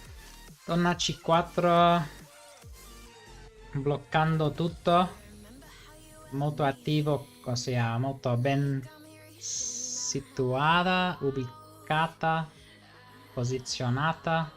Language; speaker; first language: Italian; non-native, fluent; English